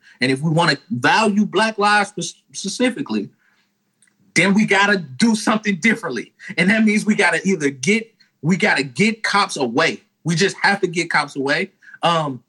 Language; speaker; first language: English; native; English